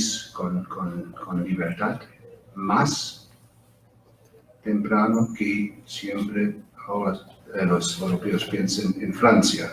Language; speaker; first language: Spanish; non-native, fluent; German